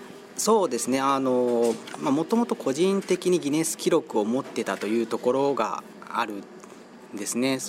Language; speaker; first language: Japanese; native; Japanese